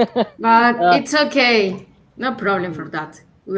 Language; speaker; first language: English; non-native, learner; Spanish